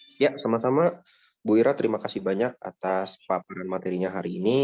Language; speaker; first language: Indonesian; native; Indonesian